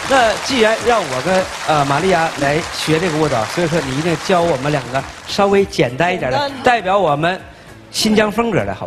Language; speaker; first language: Chinese; native; Chinese